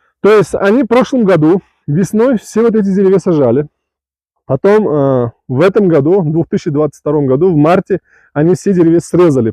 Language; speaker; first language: Russian; non-native, local second language; Uzbek